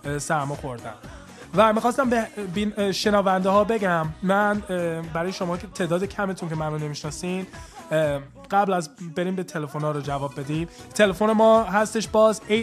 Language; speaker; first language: Persian; early bilingual, heritage; English